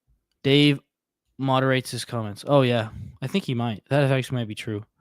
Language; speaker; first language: English; native; English